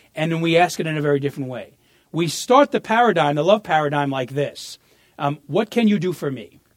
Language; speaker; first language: English; early bilingual, other home language; Italian